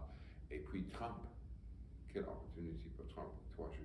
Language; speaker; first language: French; non-native, fluent; English